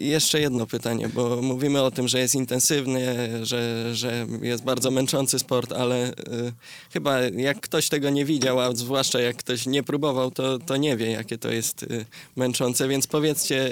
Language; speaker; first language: Polish; native; Polish